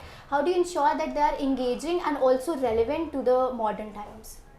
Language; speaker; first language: English; non-native, local second language; Hindi